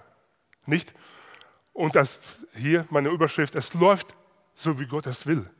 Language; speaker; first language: German; non-native, fluent; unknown